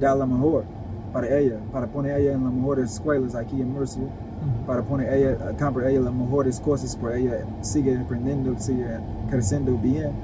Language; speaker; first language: Spanish; non-native, learner; English